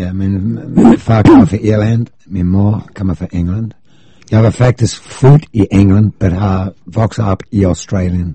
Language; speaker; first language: Danish; non-native, fluent; English